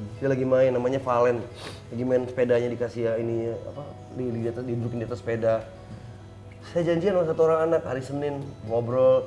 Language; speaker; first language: Indonesian; native; Indonesian